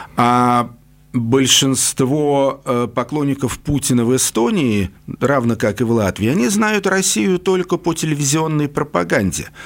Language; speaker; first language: Russian; native; Russian